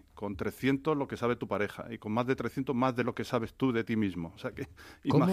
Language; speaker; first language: Spanish; native; Spanish